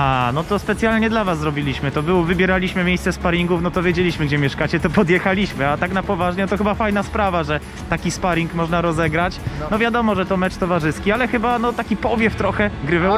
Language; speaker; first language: Polish; native; Polish